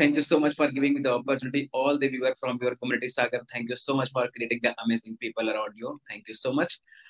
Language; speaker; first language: English; non-native, local second language; Hindi